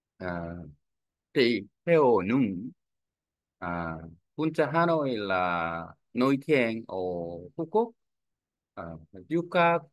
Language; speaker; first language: Vietnamese; non-native, learner; Korean